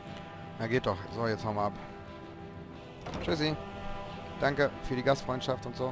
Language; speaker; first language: German; native; German